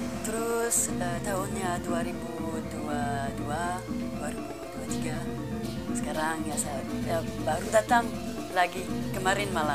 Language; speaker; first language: Indonesian; non-native, learner; French